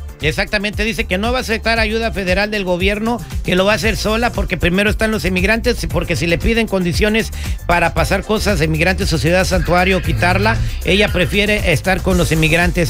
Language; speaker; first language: Spanish; native; Spanish